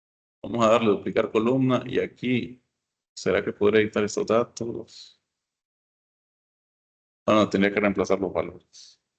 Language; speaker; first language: Spanish; native; Spanish